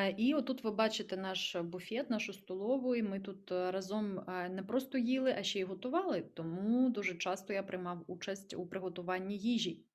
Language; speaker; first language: Ukrainian; native; Ukrainian